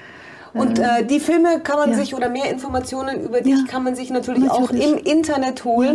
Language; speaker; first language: German; native; German